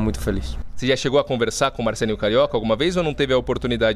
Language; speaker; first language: Portuguese; native; Portuguese